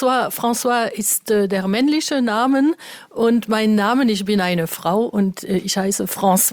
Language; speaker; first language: German; non-native, fluent; French